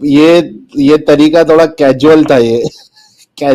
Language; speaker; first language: Hindi; native; Hindi